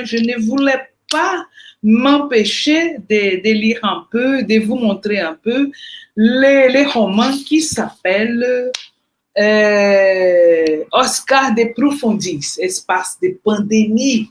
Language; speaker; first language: French; non-native, fluent; Portuguese